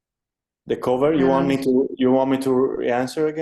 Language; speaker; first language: English; non-native, fluent; Italian